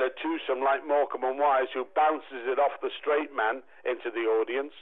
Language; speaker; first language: English; native; English